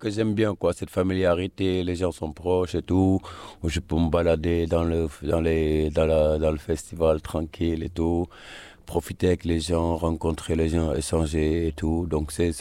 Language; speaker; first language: French; non-native, local second language; Wolof